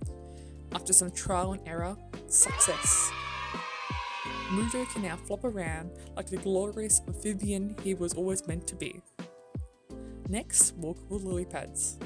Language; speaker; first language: English; native; English